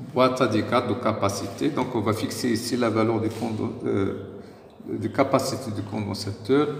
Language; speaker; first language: French; non-native, local second language; Arabic